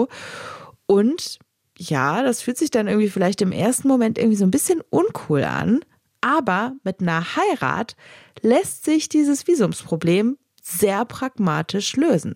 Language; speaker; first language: German; native; German